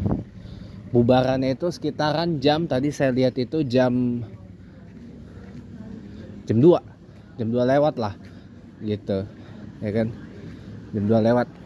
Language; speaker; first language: Indonesian; native; Indonesian